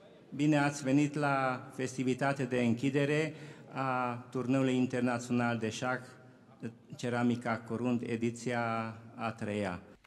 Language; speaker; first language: Romanian; non-native, local second language; Hungarian